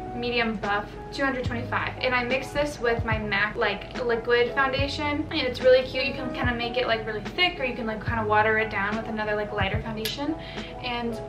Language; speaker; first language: English; native; English